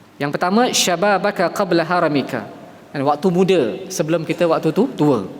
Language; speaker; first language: Malay; native; Malay